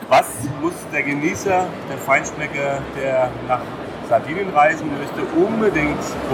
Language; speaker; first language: German; native; German